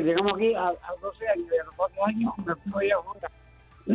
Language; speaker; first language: Spanish; native; Spanish